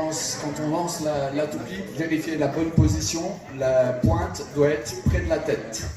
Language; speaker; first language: French; native; French